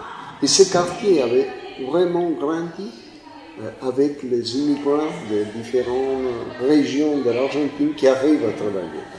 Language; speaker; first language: French; non-native, fluent; Spanish